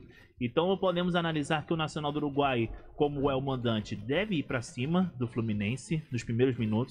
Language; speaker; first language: Portuguese; native; Portuguese